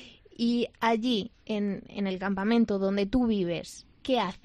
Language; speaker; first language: Spanish; native; Spanish